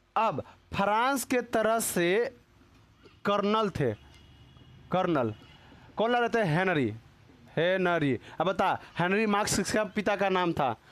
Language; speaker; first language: Hindi; native; Hindi